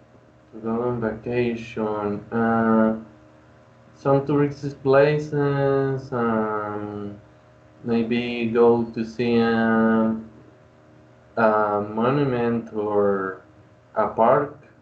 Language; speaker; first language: English; non-native, learner; Spanish